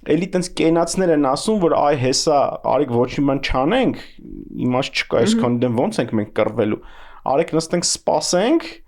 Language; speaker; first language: Armenian; native; Armenian